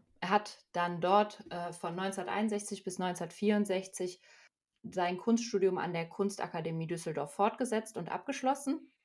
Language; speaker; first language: German; native; German